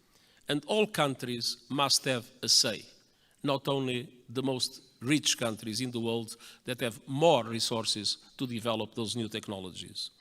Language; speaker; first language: English; non-native, fluent; Portuguese